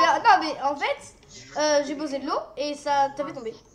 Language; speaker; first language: French; native; French